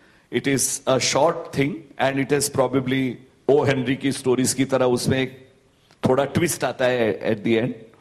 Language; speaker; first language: English; non-native, local second language; Gujarati